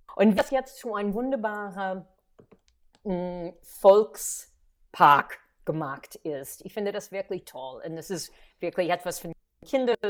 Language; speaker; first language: German; non-native, fluent; English